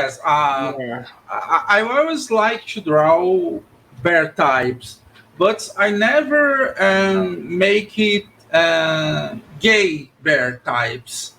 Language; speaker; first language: English; non-native, learner; Portuguese